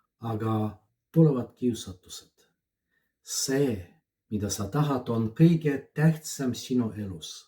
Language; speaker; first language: Estonian; non-native, fluent; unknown